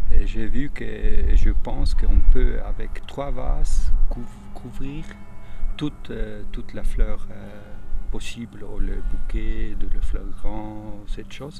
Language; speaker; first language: French; non-native, learner; Spanish